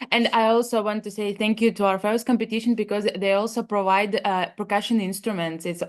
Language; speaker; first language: English; non-native, learner; Russian